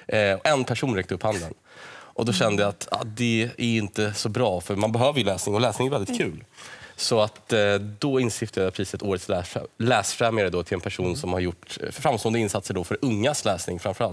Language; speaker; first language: Swedish; native; Swedish